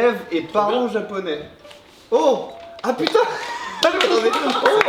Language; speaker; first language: French; native; French